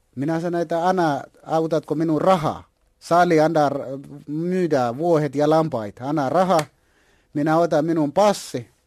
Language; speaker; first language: Finnish; non-native, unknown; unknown